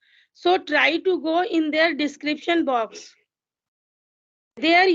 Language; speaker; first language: English; non-native, local second language; Hindi